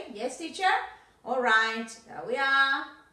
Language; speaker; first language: English; non-native, fluent; Spanish